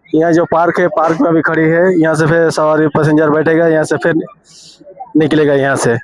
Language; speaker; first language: Hindi; non-native, local second language; Bangla